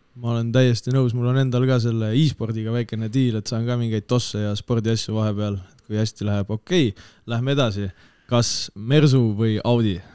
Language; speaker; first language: Estonian; native; Estonian